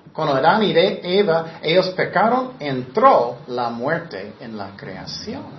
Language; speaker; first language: Spanish; non-native, fluent; English